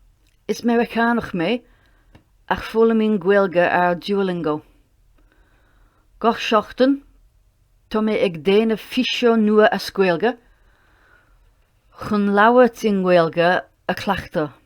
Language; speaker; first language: Irish; non-native, learner; English